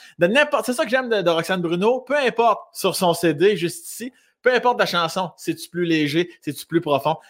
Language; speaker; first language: French; native; French